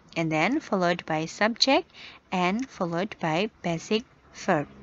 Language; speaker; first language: English; non-native, fluent; Indonesian